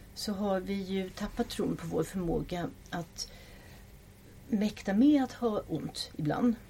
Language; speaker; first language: Swedish; non-native, fluent; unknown